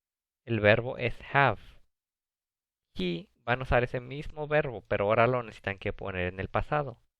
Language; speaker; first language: Spanish; early bilingual, other home language; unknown